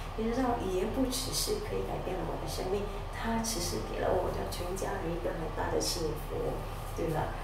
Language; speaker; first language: Chinese; non-native, local second language; Malay